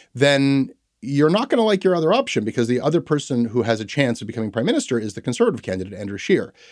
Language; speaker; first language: English; native; English